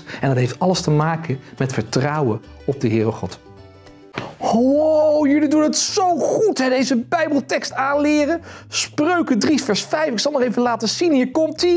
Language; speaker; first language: Dutch; native; Dutch